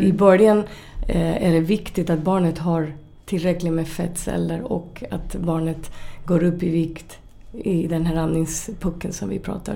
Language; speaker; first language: Swedish; non-native, fluent; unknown